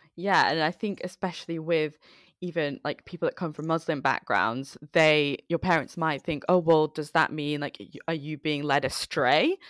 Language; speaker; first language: English; early bilingual, other home language; Bangla